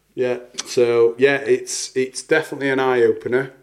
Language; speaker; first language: English; native; English